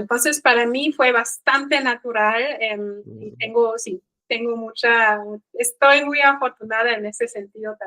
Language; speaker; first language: Spanish; non-native, fluent; Kikuyu